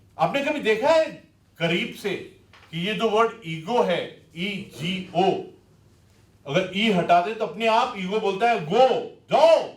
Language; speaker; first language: Hindi; non-native, local second language; Punjabi